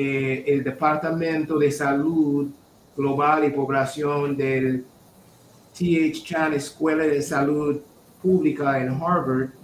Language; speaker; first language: Spanish; non-native, fluent; English